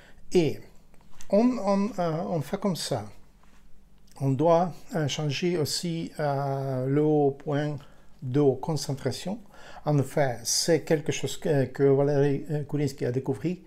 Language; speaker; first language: French; non-native, fluent; Ukrainian